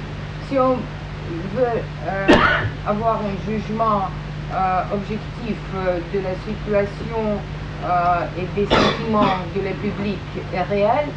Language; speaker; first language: French; non-native, fluent; Russian